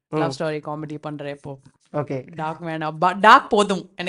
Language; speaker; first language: Tamil; non-native, fluent; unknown